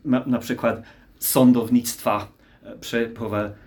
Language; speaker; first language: Polish; non-native, learner; English